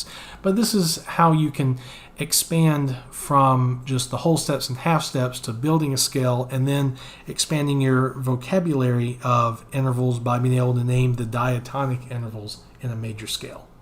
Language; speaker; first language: English; native; English